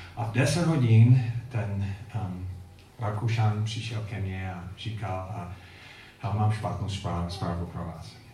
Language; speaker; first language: Czech; non-native, fluent; English